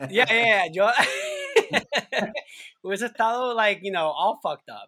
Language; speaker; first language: English; non-native, fluent; Spanish